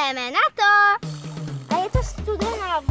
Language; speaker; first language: Czech; early bilingual, heritage; Czech